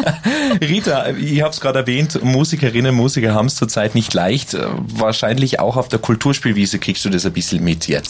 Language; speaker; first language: German; native; German